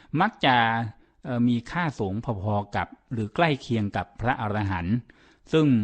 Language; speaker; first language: Thai; native; Thai